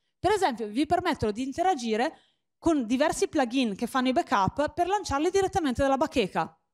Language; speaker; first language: Italian; native; Italian